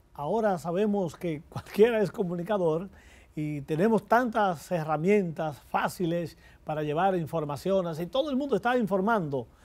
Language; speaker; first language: Spanish; native; Spanish